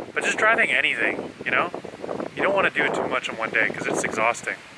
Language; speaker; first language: English; native; English